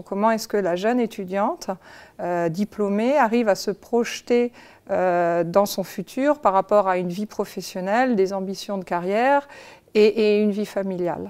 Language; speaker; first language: French; native; French